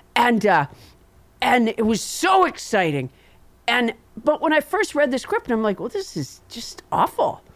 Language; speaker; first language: English; native; English